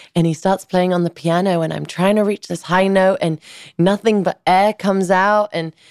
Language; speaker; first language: English; early bilingual, other home language; Albanian